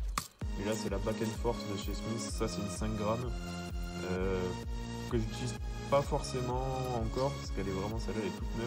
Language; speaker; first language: French; native; French